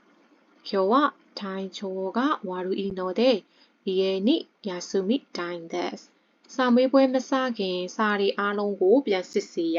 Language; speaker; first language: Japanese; non-native, fluent; Burmese